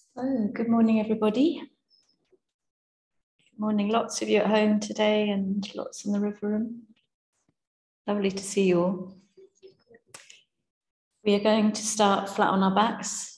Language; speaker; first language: English; native; English